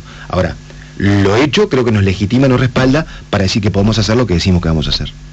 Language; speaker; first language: Spanish; native; Spanish